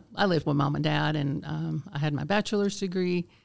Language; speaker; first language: English; non-native, fluent; Spanish